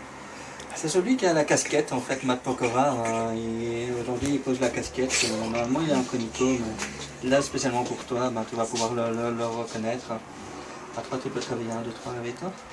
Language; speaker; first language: French; native; French